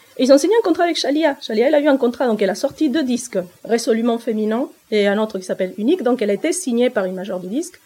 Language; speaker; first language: French; non-native, fluent; Spanish